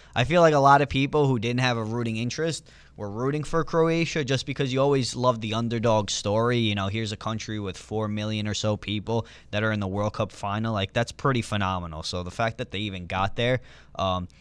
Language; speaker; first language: English; early bilingual, other home language; Italian